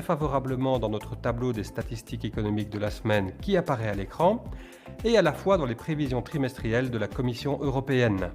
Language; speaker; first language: French; native; French